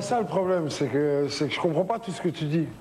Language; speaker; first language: French; native; French